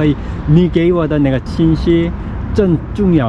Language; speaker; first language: Chinese; non-native, learner; Korean